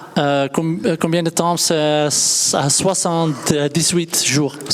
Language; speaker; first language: French; non-native, learner; Dutch